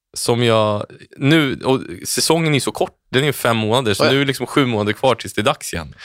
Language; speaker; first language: Swedish; native; Swedish